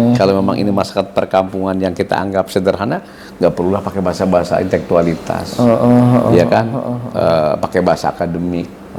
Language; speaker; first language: Indonesian; non-native, local second language; Sundanese